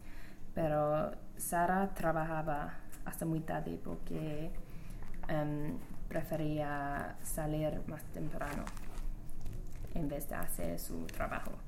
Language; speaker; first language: Spanish; non-native, learner; English